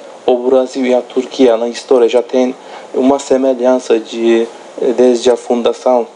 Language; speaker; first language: Portuguese; non-native, fluent; Turkish